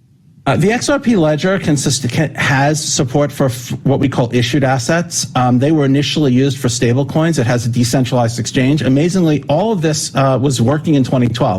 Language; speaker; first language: English; native; English